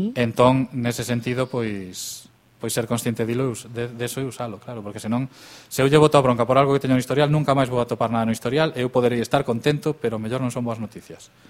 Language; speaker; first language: Galician; native; Galician